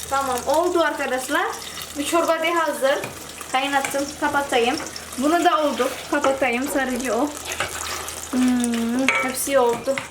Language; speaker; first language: Turkish; non-native, learner; Indonesian